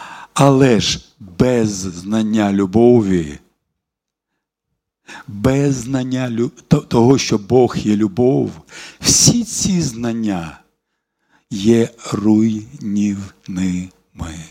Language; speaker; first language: Ukrainian; non-native, local second language; Russian